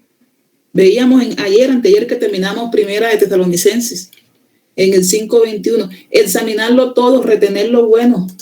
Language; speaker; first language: Spanish; native; Spanish